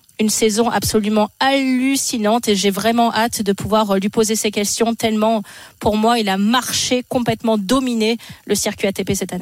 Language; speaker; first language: French; native; French